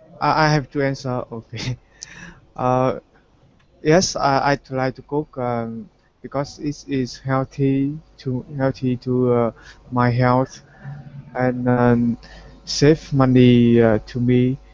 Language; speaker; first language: English; non-native, learner; Vietnamese